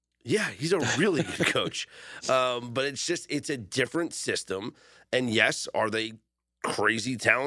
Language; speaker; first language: English; native; English